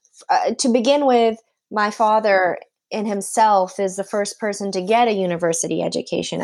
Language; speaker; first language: English; non-native, fluent; Punjabi